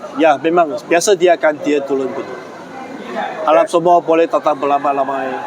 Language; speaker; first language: Malay; non-native, local second language; Chinese